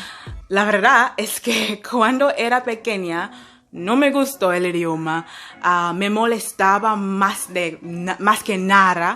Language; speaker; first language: Spanish; non-native, fluent; English